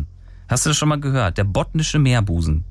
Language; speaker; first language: German; native; German